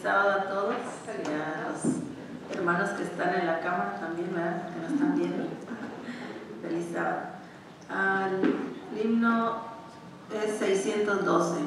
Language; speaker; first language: Spanish; native; Spanish